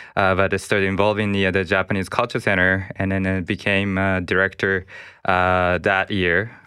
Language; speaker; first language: English; non-native, learner; Japanese